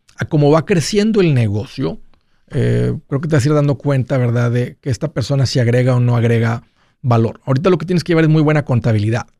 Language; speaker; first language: Spanish; native; Spanish